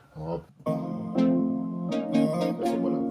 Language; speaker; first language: French; native; French